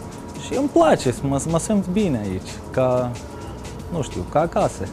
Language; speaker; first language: Romanian; non-native, learner; Arabic